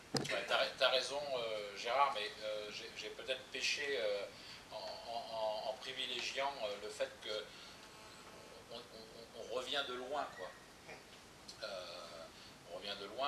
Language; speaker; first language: French; native; French